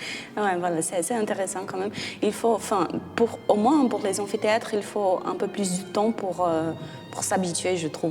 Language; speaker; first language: French; non-native, fluent; Portuguese